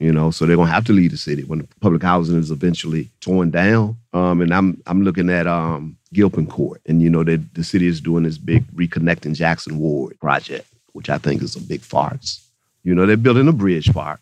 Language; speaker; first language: English; native; English